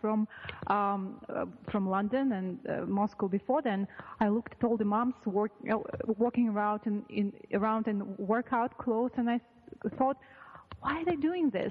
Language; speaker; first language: English; non-native, fluent; Russian